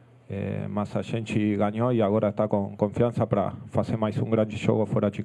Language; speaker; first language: Portuguese; non-native, fluent; Spanish